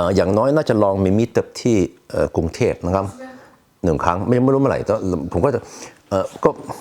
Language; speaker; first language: Thai; non-native, fluent; Swedish